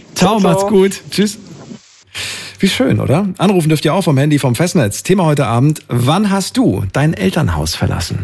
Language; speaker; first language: German; native; German